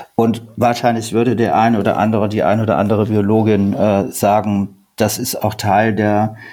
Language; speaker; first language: German; native; German